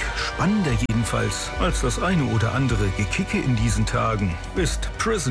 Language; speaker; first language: German; native; German